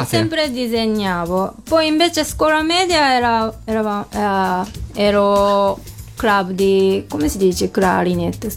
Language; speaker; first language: Italian; non-native, learner; Japanese